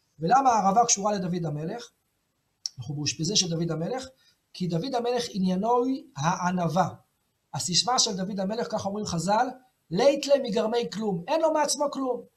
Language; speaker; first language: Hebrew; native; Hebrew